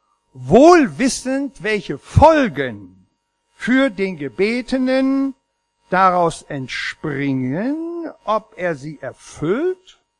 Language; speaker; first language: German; native; German